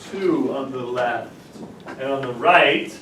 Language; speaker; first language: English; native; English